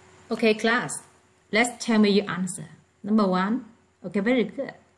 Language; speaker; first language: English; non-native, fluent; Vietnamese